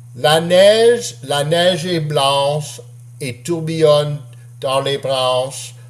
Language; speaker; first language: French; non-native, local second language; English